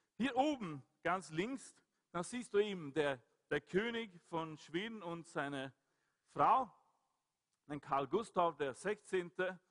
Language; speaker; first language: German; non-native, fluent; Swedish